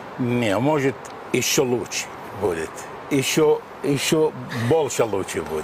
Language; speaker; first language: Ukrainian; non-native, learner; Arabic